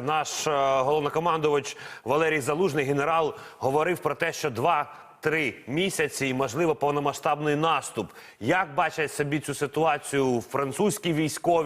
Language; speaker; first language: Ukrainian; native; Ukrainian